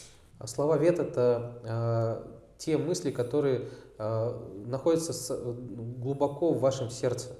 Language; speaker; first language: Russian; native; Russian